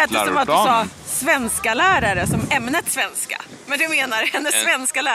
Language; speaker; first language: Swedish; native; Swedish